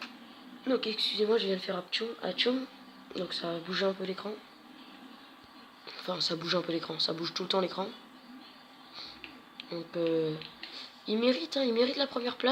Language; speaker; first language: French; native; French